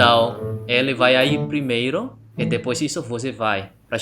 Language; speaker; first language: Portuguese; non-native, learner; Indonesian